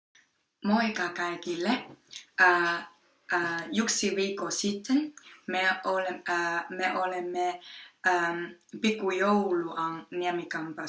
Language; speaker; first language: Finnish; non-native, learner; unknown